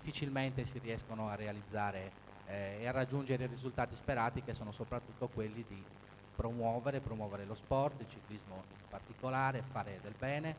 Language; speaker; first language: Italian; native; Italian